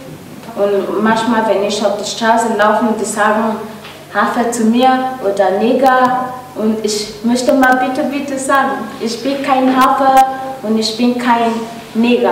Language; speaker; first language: German; non-native, learner; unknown